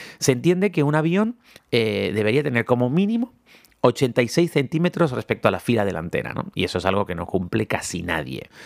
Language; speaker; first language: Spanish; native; Spanish